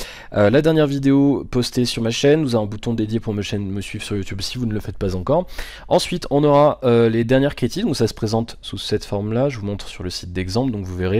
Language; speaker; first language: French; native; French